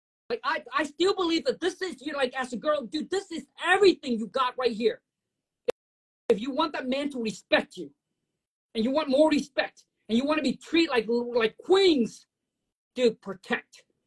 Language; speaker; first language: English; non-native, fluent; Vietnamese